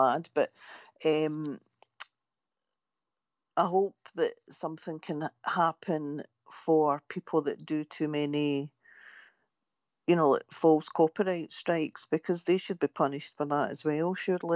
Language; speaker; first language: English; native; English